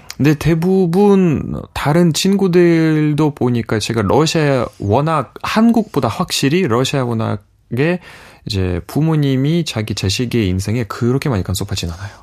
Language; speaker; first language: Korean; non-native, fluent; Russian